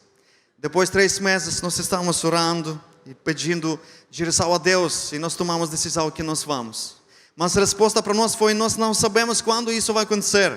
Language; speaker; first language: Portuguese; non-native, fluent; Ukrainian